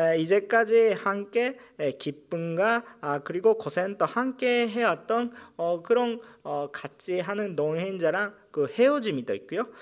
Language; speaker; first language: Korean; non-native, fluent; Japanese